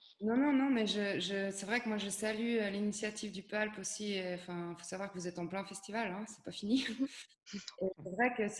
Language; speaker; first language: French; native; French